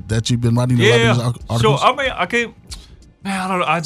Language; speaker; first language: English; native; English